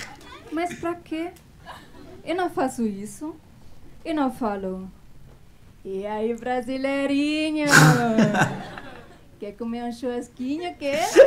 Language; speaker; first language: Portuguese; non-native, fluent; German